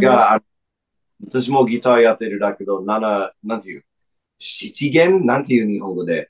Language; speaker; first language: Japanese; non-native, fluent; English